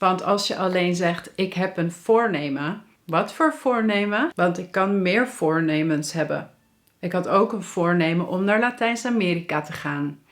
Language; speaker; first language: Dutch; native; Dutch